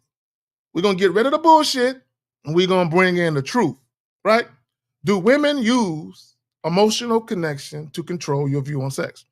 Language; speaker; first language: English; native; English